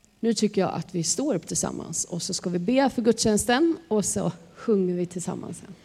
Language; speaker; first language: Swedish; native; Swedish